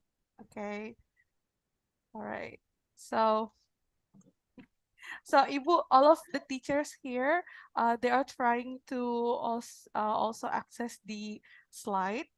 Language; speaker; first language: English; non-native, fluent; Indonesian